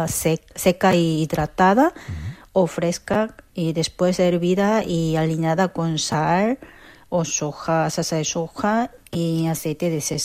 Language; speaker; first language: Spanish; non-native, learner; Korean